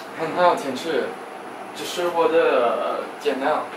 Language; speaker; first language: Chinese; non-native, learner; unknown